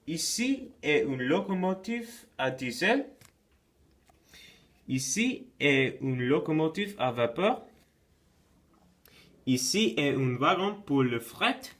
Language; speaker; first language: French; non-native, learner; English